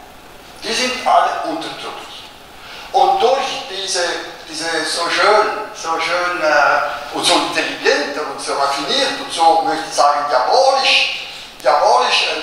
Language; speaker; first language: German; non-native, local second language; Italian